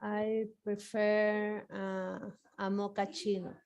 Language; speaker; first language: English; non-native, learner; Spanish